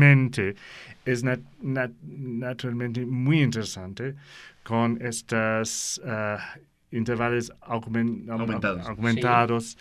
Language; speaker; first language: Spanish; non-native, learner; English